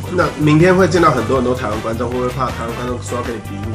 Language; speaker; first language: Chinese; native; Chinese